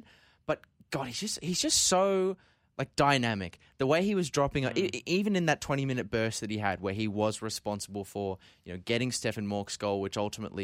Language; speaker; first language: English; native; English